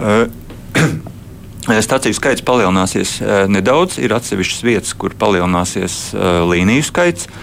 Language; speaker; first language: Latvian; native; Latvian